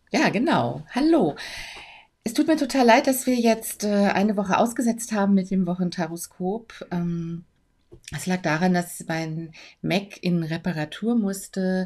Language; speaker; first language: German; native; German